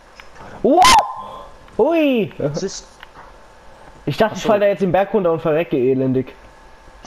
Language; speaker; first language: German; native; German